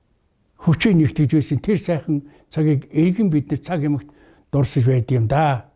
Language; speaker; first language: Mongolian; native; Mongolian